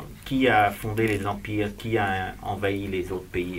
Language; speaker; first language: French; native; French